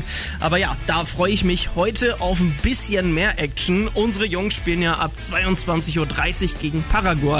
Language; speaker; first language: German; native; German